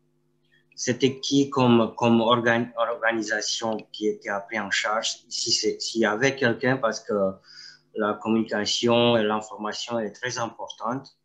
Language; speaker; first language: French; non-native, fluent; Romanian